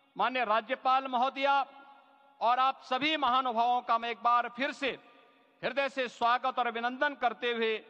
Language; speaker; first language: Hindi; native; Hindi